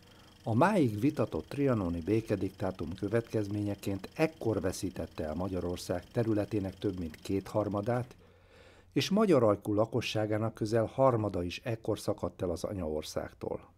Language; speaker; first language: Hungarian; native; Hungarian